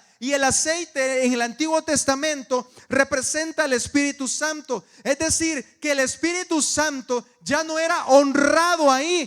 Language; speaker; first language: Spanish; native; Spanish